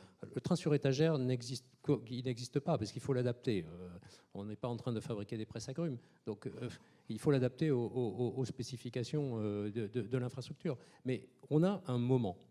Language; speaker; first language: French; native; French